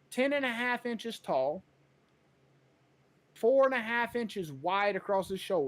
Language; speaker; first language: English; native; English